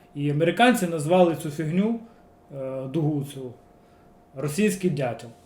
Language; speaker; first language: Ukrainian; non-native, local second language; Russian